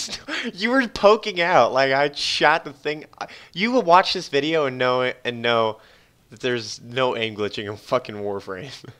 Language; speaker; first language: English; native; English